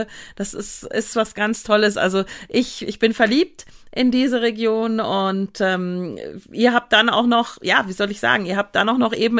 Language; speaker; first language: German; native; German